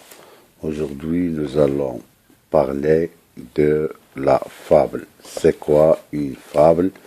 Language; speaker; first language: French; non-native, local second language; Arabic